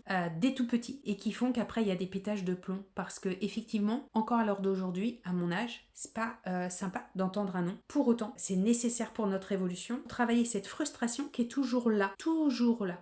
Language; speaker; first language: French; native; French